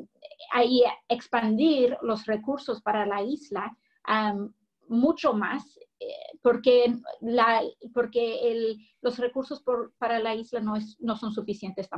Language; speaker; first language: Spanish; early bilingual, heritage; English